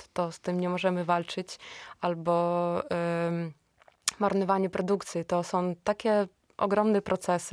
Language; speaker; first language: Polish; non-native, fluent; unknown